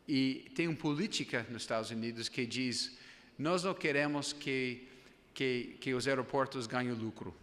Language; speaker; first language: Portuguese; non-native, fluent; English